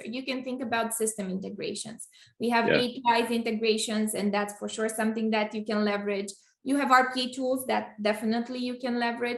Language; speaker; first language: English; non-native, fluent; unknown